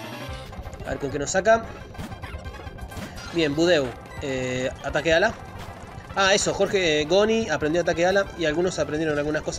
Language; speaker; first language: Spanish; native; Spanish